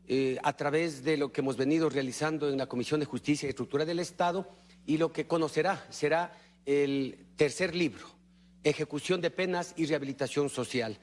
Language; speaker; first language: Spanish; native; Spanish